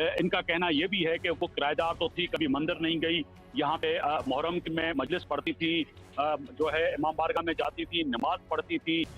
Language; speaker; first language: Urdu; native; Urdu